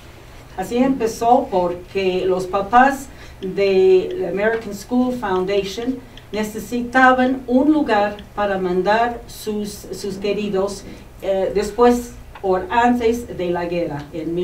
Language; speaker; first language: Spanish; non-native, fluent; English